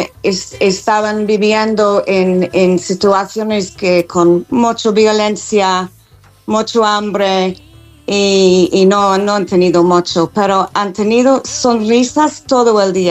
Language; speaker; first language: Spanish; non-native, fluent; English